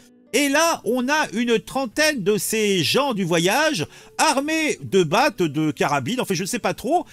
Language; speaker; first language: French; native; French